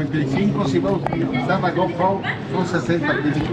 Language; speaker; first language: Spanish; native; Spanish